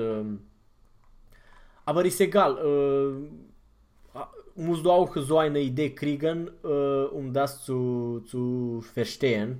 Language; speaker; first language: German; non-native, fluent; Romanian